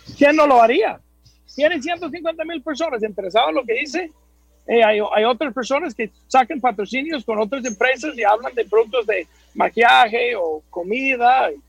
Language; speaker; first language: Spanish; non-native, fluent; English